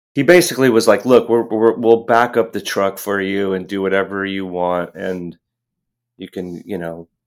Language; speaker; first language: English; native; English